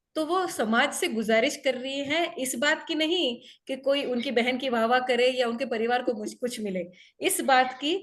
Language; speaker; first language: Hindi; non-native, local second language; Gujarati